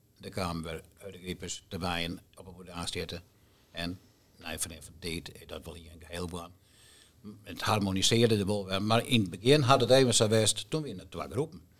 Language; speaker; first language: Dutch; non-native, local second language; Western Frisian